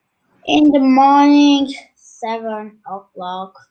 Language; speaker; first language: English; non-native, learner; Turkish